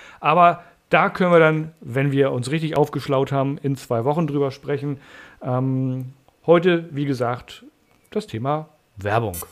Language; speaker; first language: German; native; German